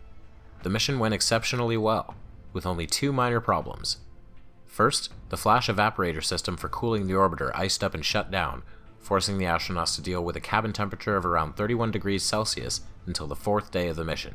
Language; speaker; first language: English; native; English